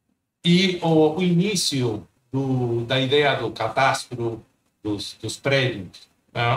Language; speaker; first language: Portuguese; non-native, fluent; Spanish